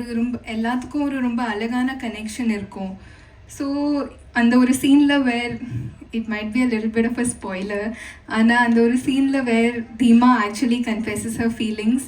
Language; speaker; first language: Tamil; non-native, fluent; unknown